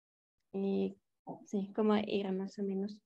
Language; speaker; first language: Spanish; non-native, fluent; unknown